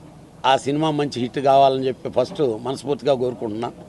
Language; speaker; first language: Telugu; native; Telugu